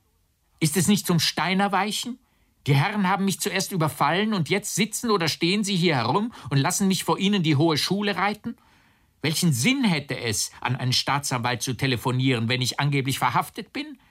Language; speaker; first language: German; native; German